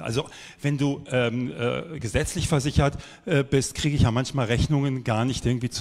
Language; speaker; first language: German; native; German